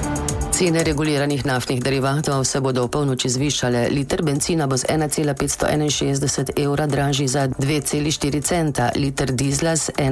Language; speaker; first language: Slovenian; native; Slovenian